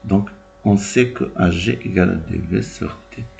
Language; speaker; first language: French; non-native, local second language; Arabic